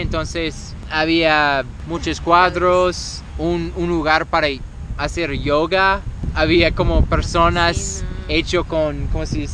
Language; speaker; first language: Spanish; non-native, learner; English